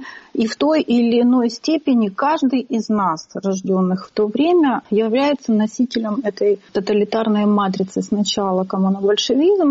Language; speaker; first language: Russian; native; Russian